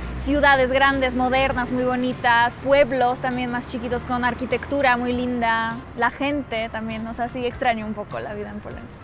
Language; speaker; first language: Spanish; non-native, fluent; Polish